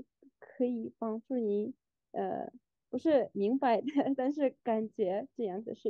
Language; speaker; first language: Chinese; non-native, fluent; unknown